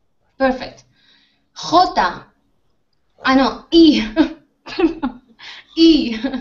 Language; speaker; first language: English; non-native, fluent; Spanish